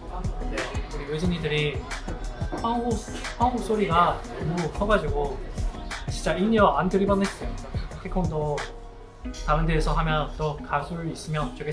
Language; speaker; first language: Korean; non-native, fluent; Chinese